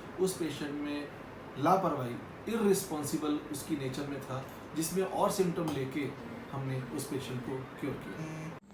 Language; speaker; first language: Hindi; native; Hindi